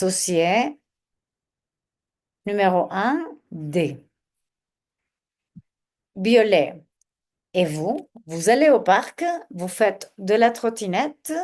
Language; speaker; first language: French; non-native, fluent; Spanish